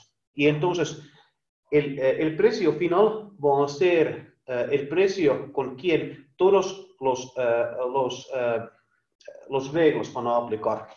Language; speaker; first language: Spanish; non-native, learner; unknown